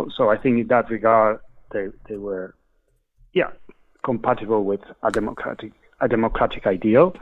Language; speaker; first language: English; non-native, fluent; Spanish